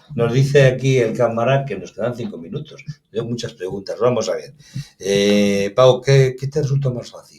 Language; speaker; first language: Spanish; native; Spanish